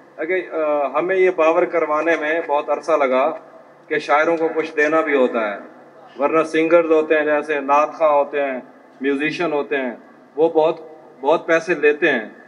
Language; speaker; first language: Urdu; non-native, local second language; Saraiki